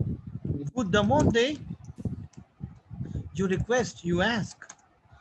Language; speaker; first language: French; non-native, fluent; Hindi